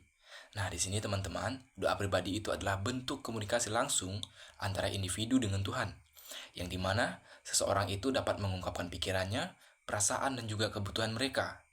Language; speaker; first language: Indonesian; native; Indonesian